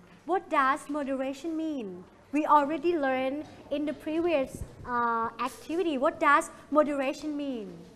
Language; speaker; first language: English; non-native, fluent; Thai